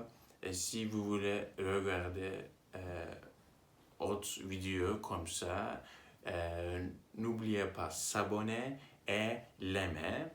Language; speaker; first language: French; non-native, learner; Turkish